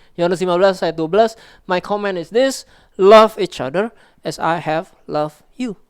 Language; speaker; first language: English; non-native, local second language; Indonesian